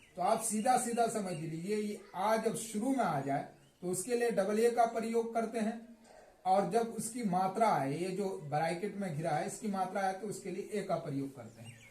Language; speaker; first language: Hindi; native; Hindi